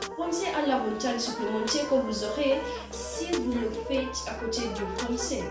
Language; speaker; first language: French; non-native, fluent; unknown